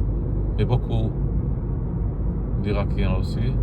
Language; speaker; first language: French; non-native, fluent; Arabic